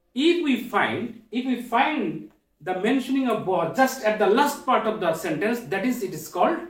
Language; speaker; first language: English; non-native, local second language; Bangla